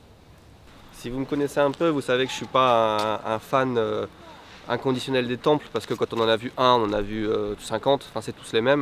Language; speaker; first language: French; native; French